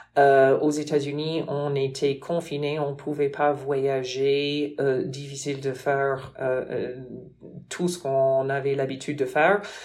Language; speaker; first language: French; non-native, fluent; English